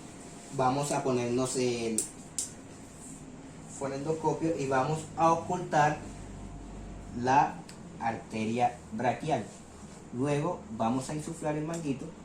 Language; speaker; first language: Spanish; native; Spanish